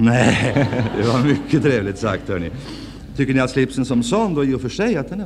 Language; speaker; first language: Swedish; native; Swedish